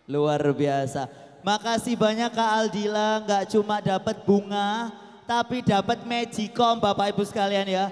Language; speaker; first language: Indonesian; native; Indonesian